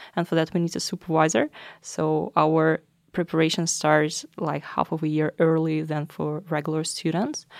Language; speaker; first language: English; non-native, fluent; Russian